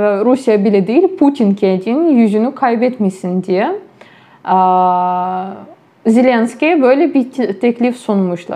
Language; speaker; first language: Turkish; non-native, fluent; Ukrainian